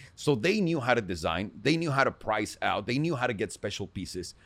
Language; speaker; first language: English; non-native, fluent; Spanish